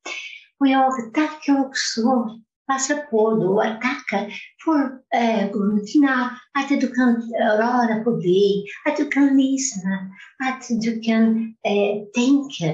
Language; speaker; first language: Swedish; non-native, fluent; Portuguese